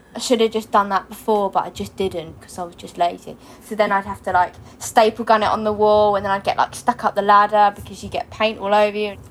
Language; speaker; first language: English; native; English